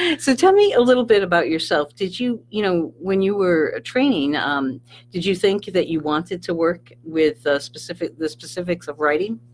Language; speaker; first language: English; native; English